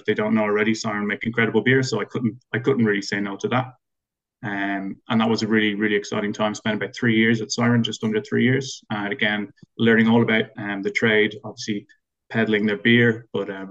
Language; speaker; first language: English; native; English